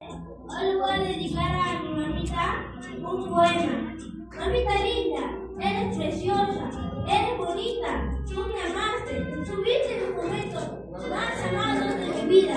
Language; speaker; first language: Spanish; native; Spanish